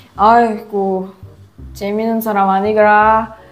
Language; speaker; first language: Korean; non-native, fluent; Filipino